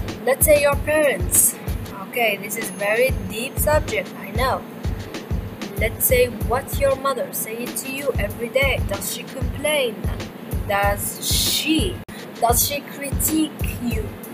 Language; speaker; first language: English; non-native, fluent; Arabic